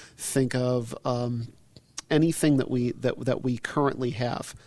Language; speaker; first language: English; native; English